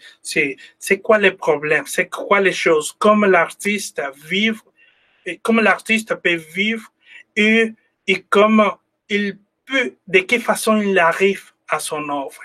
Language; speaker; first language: French; non-native, fluent; Spanish